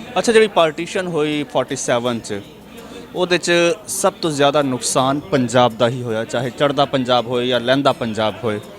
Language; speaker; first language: Punjabi; native; Punjabi